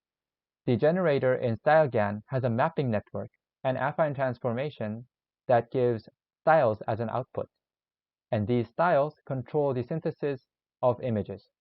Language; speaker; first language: English; non-native, learner; Korean